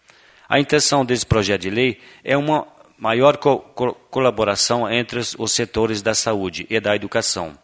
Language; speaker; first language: Portuguese; native; Portuguese